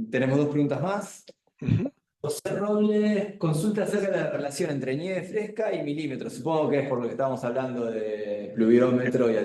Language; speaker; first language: Spanish; native; Spanish